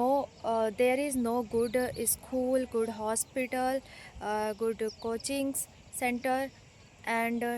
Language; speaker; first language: English; non-native, learner; Hindi